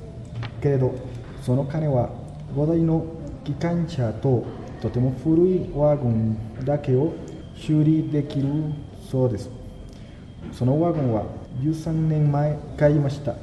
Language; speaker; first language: Japanese; non-native, learner; Spanish